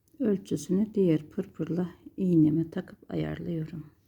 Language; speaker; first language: Turkish; native; Turkish